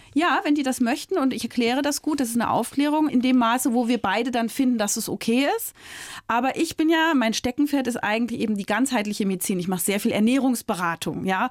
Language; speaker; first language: German; native; German